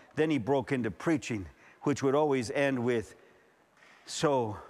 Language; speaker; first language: English; early bilingual, other home language; Spanish